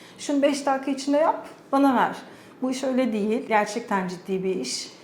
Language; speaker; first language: Turkish; early bilingual, heritage; Turkish